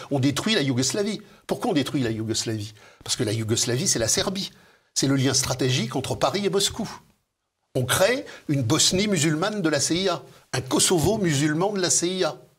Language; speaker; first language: French; native; French